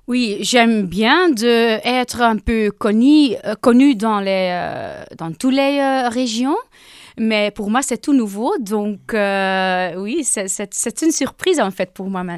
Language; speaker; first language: French; non-native, local second language; Dutch